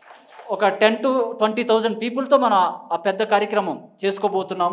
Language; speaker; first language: Telugu; native; Telugu